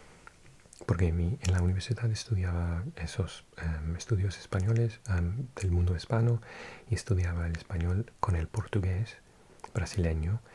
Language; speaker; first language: Spanish; non-native, fluent; English